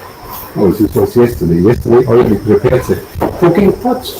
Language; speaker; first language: English; non-native, learner; German